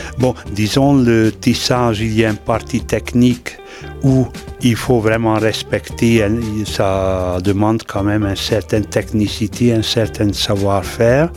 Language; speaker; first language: French; non-native, fluent; Hungarian